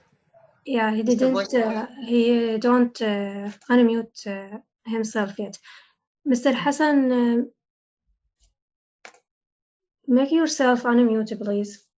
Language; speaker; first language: English; non-native, learner; Arabic